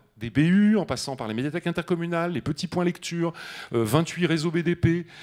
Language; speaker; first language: French; native; French